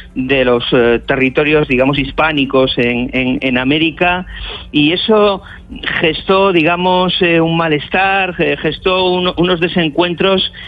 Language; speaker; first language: Spanish; native; Spanish